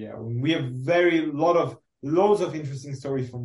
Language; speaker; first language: English; non-native, fluent; Czech